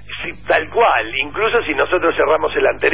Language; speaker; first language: Spanish; native; Spanish